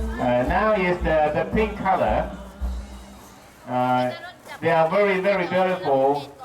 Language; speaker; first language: English; non-native, learner; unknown